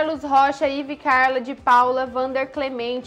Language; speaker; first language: Portuguese; native; Portuguese